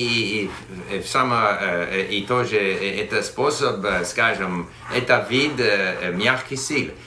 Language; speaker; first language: Russian; non-native, fluent; English